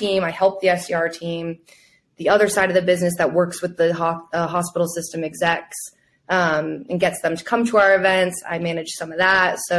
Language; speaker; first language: English; native; English